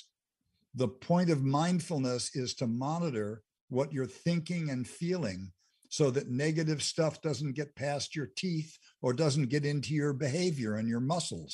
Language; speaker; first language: English; native; English